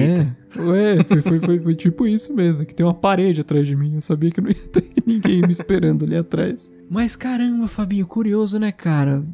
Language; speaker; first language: Portuguese; native; Portuguese